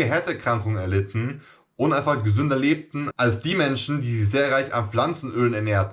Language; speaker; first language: German; native; German